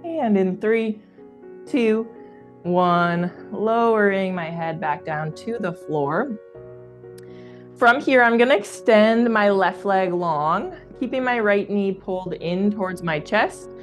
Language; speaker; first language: English; native; English